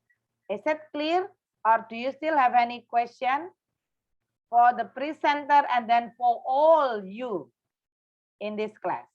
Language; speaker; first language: English; non-native, fluent; Indonesian